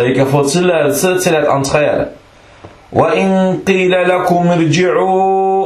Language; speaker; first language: Danish; non-native, local second language; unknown